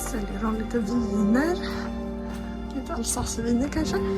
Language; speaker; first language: Swedish; native; Swedish